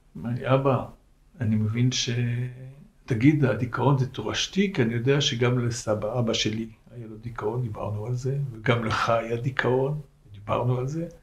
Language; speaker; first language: Hebrew; non-native, fluent; French